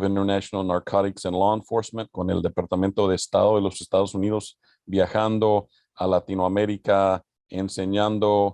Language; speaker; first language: Spanish; early bilingual, other home language; English